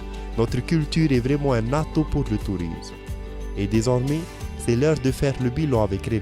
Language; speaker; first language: French; native; French